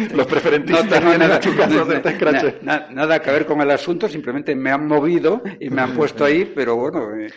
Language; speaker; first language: Spanish; native; Spanish